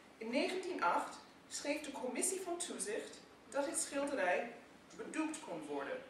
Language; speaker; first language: Dutch; non-native, fluent; English